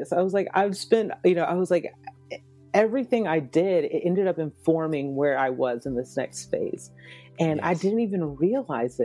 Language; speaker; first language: English; native; English